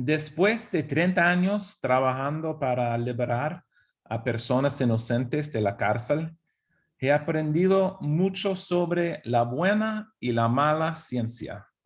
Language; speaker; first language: Spanish; non-native, fluent; English